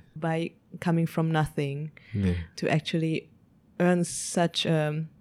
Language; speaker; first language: English; early bilingual, heritage; Hungarian